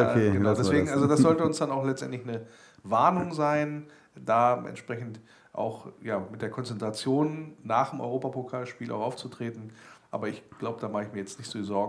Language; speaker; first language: German; native; German